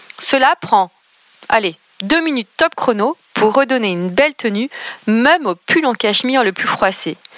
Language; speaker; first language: French; native; French